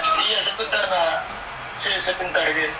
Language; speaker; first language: Indonesian; non-native, local second language; Javanese